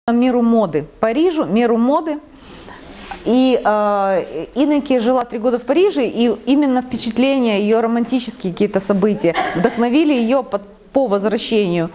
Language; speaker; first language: Russian; native; Russian